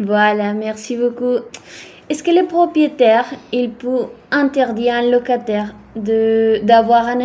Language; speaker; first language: French; non-native, fluent; Spanish